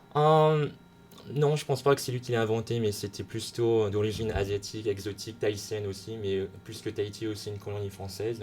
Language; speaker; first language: French; non-native, local second language; Hakka Chinese